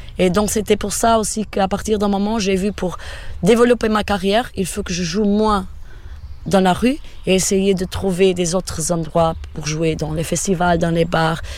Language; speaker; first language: French; non-native, fluent; Portuguese